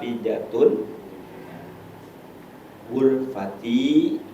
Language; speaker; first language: Arabic; non-native, learner; Indonesian